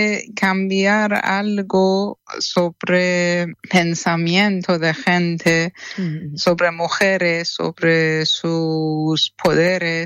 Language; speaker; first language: Spanish; non-native, learner; Persian